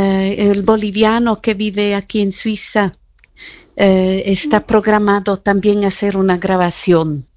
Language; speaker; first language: Spanish; non-native, fluent; Italian